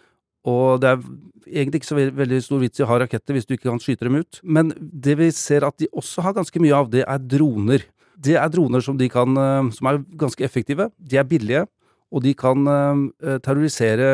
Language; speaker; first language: Norwegian; native; Norwegian